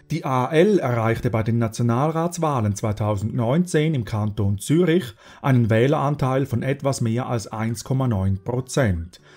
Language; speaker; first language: German; native; German